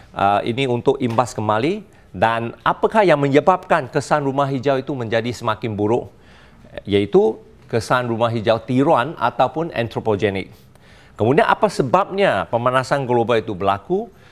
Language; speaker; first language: Malay; non-native, local second language; Chinese